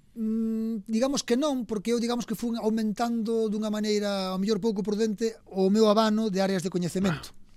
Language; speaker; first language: Galician; native; Galician